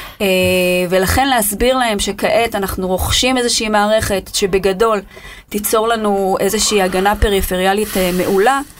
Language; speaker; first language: Hebrew; native; Hebrew